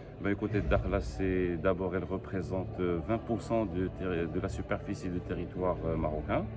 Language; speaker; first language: French; non-native, local second language; Arabic